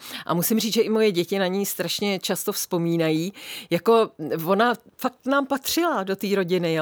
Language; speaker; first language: Czech; native; Czech